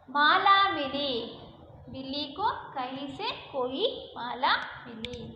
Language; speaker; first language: Hindi; non-native, local second language; Kannada